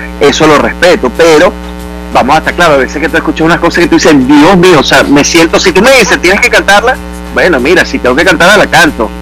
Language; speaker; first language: Spanish; native; Spanish